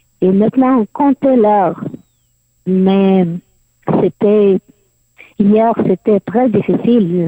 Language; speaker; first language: French; non-native, learner; Arabic